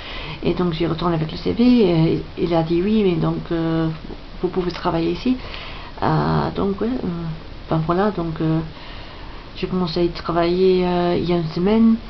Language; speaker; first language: French; non-native, fluent; English